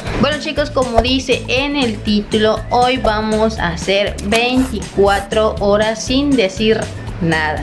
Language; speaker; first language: Spanish; native; Spanish